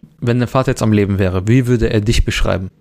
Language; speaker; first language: German; early bilingual, other home language; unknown